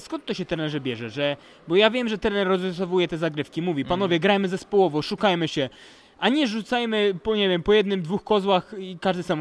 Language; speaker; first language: Polish; native; Polish